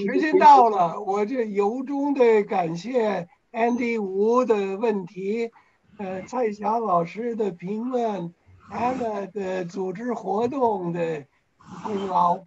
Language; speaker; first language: Chinese; non-native, fluent; English